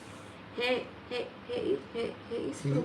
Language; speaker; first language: English; non-native, learner; Indonesian